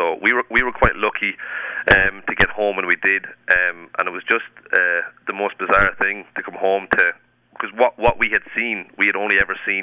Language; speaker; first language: English; native; English